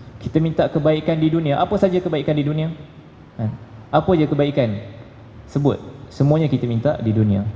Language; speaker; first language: Malay; native; Malay